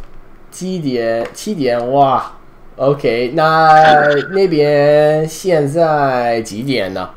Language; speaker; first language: Chinese; non-native, fluent; English